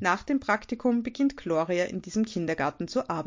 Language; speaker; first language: German; native; German